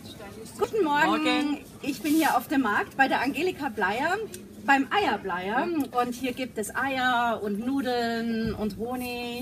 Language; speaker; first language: German; native; German